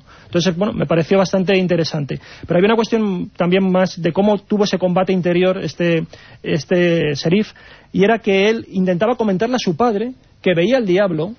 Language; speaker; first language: Spanish; native; Spanish